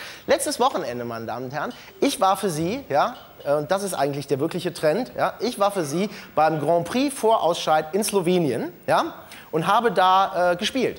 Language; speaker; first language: German; native; German